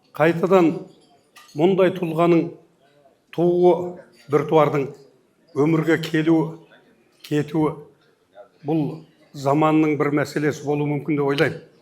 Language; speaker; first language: Kazakh; early bilingual, heritage; Kazakh